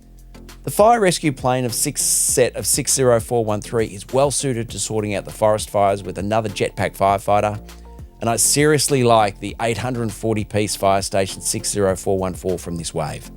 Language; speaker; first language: English; native; English